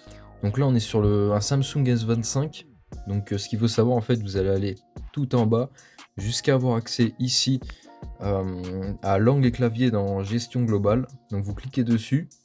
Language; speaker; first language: French; native; French